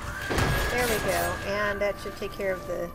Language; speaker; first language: English; native; English